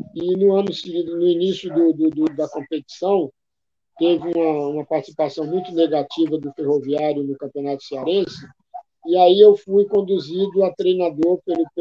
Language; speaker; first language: Portuguese; native; Portuguese